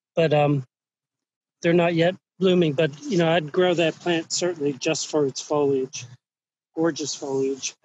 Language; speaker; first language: English; native; English